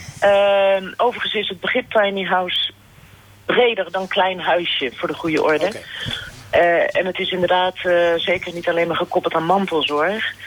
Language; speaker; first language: Dutch; native; Dutch